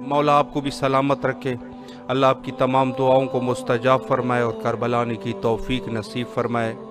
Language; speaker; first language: Urdu; native; Urdu